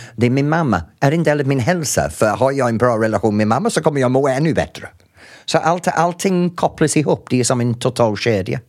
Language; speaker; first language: Swedish; non-native, fluent; English